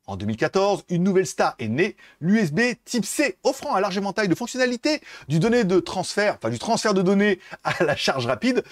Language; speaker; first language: French; native; French